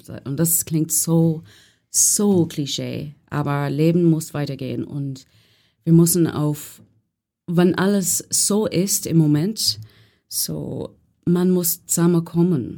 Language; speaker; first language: German; non-native, learner; English